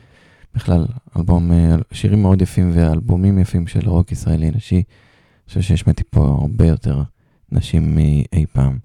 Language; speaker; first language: Hebrew; native; Hebrew